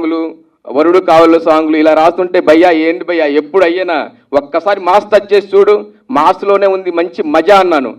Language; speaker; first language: Telugu; native; Telugu